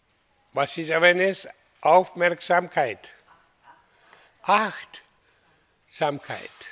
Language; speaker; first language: German; non-native, learner; Hindi